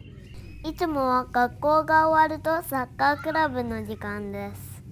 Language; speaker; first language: Japanese; early bilingual, heritage; Japanese